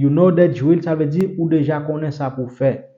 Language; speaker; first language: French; non-native, learner; Haitian Creole